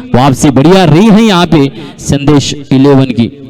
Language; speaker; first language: Hindi; non-native, local second language; Marathi